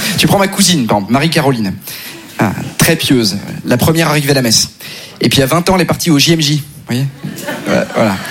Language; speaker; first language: French; native; French